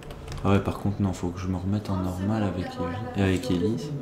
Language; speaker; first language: French; native; French